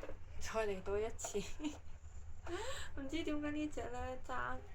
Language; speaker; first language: Cantonese; native; Cantonese